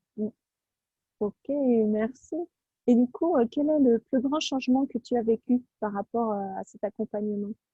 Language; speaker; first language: French; native; French